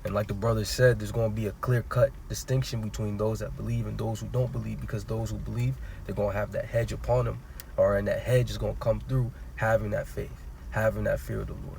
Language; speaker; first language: English; native; English